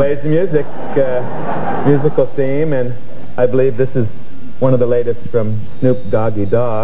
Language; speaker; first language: English; native; English